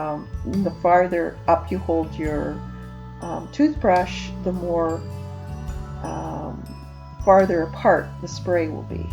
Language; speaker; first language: English; native; English